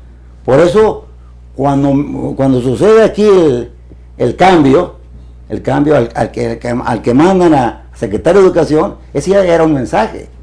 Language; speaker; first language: Spanish; native; Spanish